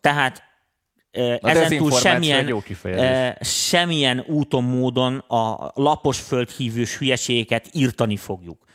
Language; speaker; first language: Hungarian; native; Hungarian